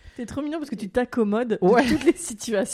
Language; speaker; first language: French; native; French